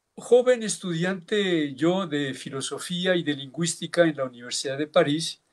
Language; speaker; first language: Spanish; early bilingual, heritage; Basque